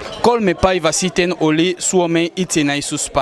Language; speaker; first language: Finnish; non-native, fluent; Lingala